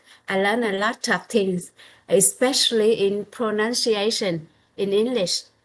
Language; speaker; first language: English; non-native, learner; Vietnamese